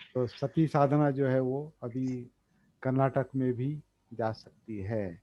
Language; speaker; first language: Hindi; non-native, local second language; Marathi